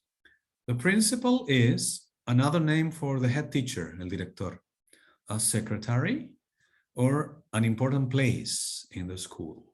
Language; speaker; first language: English; non-native, fluent; Spanish